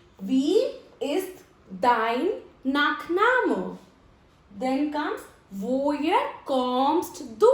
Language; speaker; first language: German; non-native, fluent; Hindi